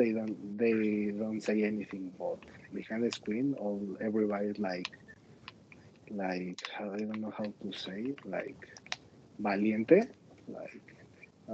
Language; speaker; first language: English; non-native, learner; Spanish